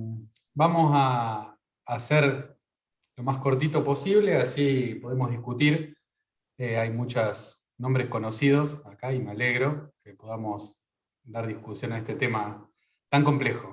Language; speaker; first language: Spanish; native; Spanish